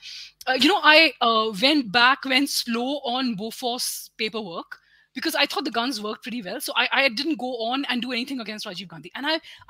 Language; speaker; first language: English; non-native, local second language; Hindi